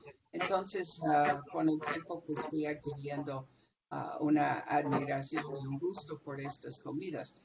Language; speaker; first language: Spanish; non-native, fluent; English